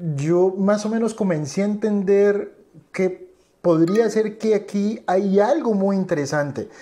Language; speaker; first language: Spanish; native; Spanish